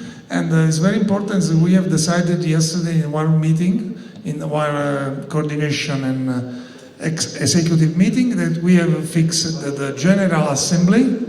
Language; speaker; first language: English; non-native, learner; Italian